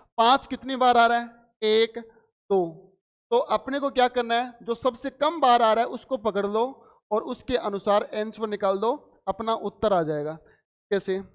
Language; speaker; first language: Hindi; native; Hindi